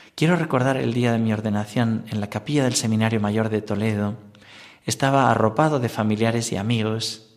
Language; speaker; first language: Spanish; native; Spanish